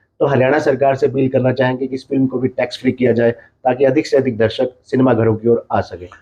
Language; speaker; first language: Hindi; native; Hindi